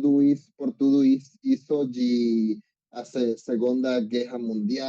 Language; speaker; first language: Portuguese; non-native, learner; Spanish